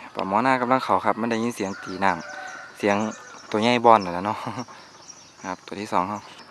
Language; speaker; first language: Thai; native; Thai